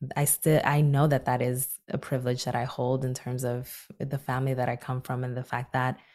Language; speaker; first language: English; native; English